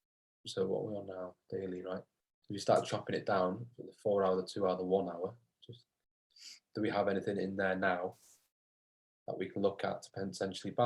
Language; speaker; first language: English; native; English